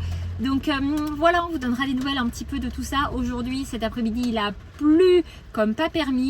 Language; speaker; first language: French; native; French